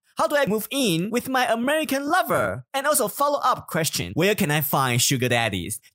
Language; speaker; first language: English; non-native, fluent; Chinese